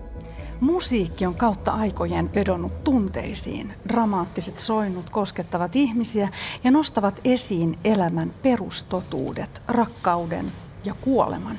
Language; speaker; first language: Finnish; native; Finnish